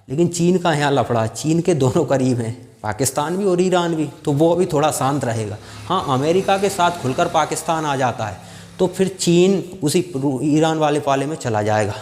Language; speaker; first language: Hindi; native; Hindi